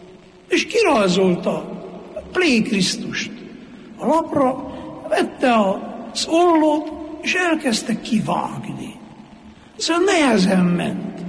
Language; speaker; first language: Hungarian; native; Hungarian